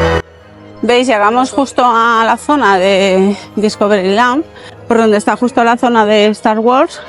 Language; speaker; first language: Spanish; native; Spanish